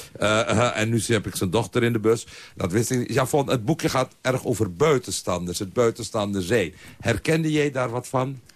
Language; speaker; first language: Dutch; native; Dutch